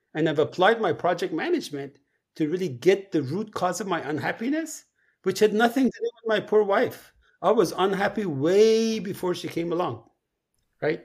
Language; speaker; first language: English; non-native, fluent; Persian